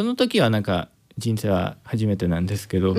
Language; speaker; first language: Japanese; non-native, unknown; Spanish